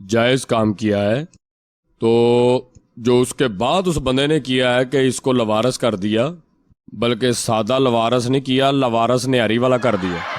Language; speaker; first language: Urdu; non-native, local second language; Punjabi